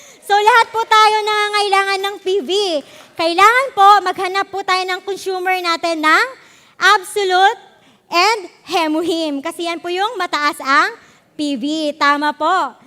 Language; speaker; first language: Filipino; native; Filipino